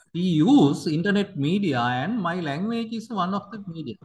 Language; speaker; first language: English; non-native, local second language; Sinhala